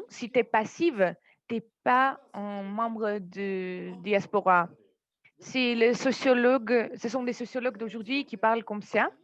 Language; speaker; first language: French; non-native, fluent; Armenian